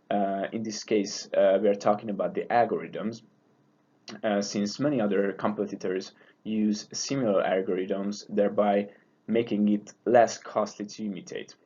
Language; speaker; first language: English; non-native, fluent; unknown